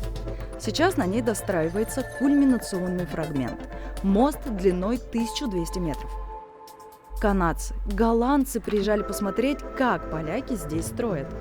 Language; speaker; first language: Russian; native; Russian